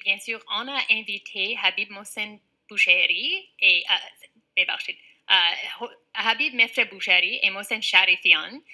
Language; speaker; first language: French; non-native, fluent; English